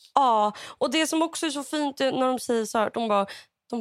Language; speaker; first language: Swedish; native; Swedish